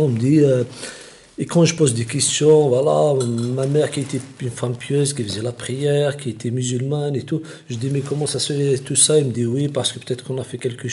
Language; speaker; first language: French; non-native, local second language; Kabyle